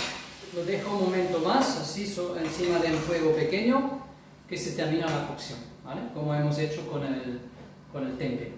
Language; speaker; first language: Spanish; non-native, fluent; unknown